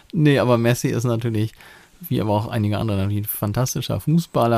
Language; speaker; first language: German; native; German